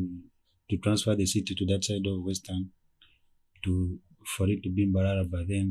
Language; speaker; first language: English; non-native, local second language; Ganda